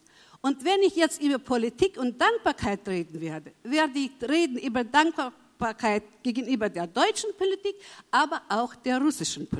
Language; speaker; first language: German; early bilingual, heritage; German